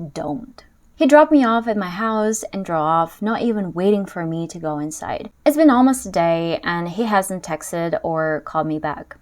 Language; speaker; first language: English; non-native, fluent; Russian